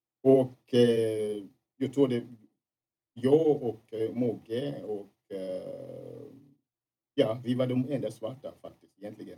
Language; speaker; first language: Swedish; non-native, fluent; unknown